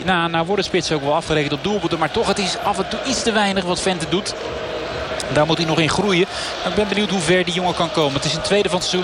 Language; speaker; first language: Dutch; native; Dutch